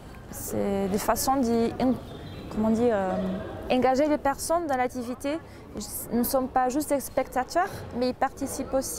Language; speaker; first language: French; non-native, fluent; Portuguese